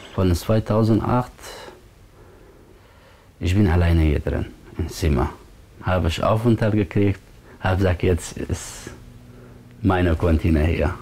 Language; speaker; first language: German; non-native, learner; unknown